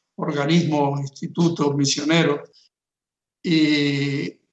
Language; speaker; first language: Spanish; native; Spanish